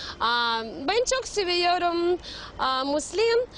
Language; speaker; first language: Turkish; non-native, learner; Russian